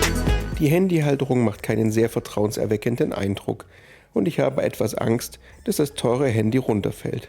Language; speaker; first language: German; native; German